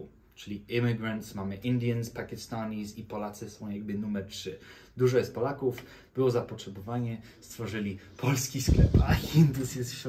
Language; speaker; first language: Polish; early bilingual, heritage; Polish